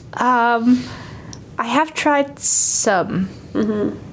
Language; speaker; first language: English; non-native, fluent; Danish